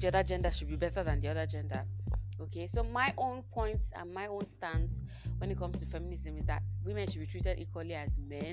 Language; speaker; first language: English; non-native, local second language; Igbo